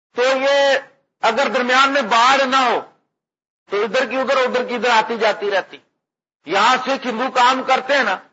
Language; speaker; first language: Urdu; non-native, local second language; Punjabi